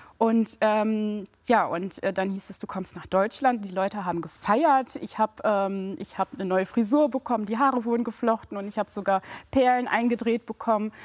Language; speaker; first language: German; early bilingual, other home language; French